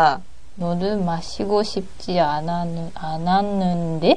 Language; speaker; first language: Korean; non-native, learner; Japanese